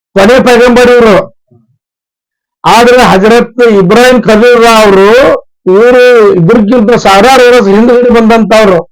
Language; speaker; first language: Kannada; non-native, local second language; Urdu